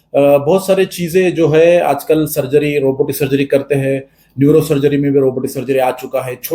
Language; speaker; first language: Hindi; non-native, local second language; Marathi